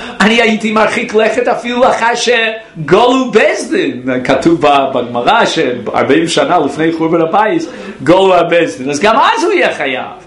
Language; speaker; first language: Hebrew; non-native, fluent; English